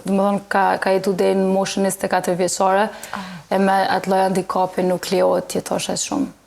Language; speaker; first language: Albanian; early bilingual, heritage; Albanian